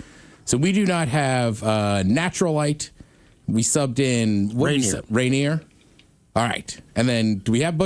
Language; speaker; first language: English; native; English